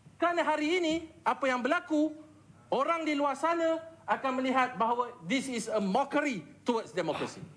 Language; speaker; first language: Malay; native; Malay